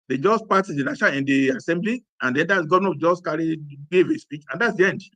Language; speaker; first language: English; non-native, local second language; Yoruba